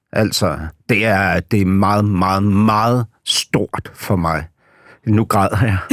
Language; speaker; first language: Danish; native; Danish